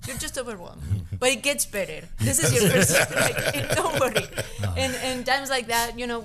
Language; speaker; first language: English; non-native, fluent; Spanish